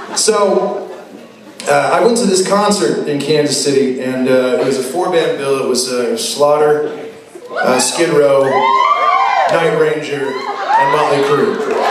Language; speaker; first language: English; native; English